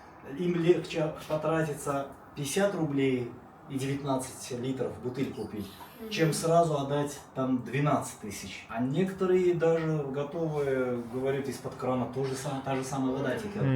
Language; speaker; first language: Russian; native; Russian